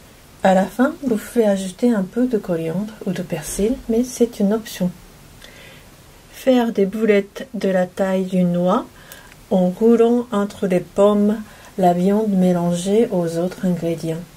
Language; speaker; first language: French; non-native, fluent; Japanese